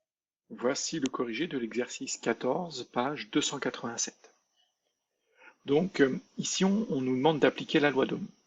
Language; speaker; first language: French; native; French